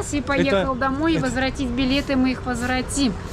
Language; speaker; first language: Russian; native; Russian